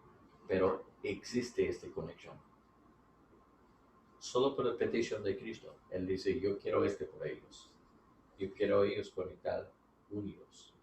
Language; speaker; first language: Spanish; non-native, learner; English